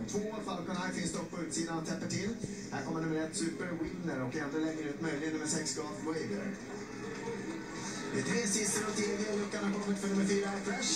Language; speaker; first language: Swedish; native; Swedish